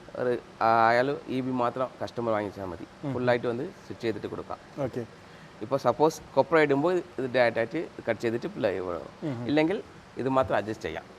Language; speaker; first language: Malayalam; non-native, learner; Tamil